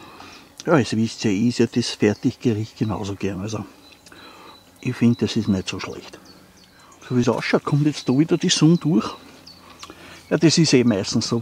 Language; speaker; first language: German; native; German